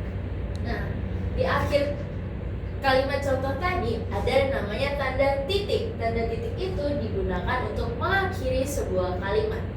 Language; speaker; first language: Indonesian; native; Indonesian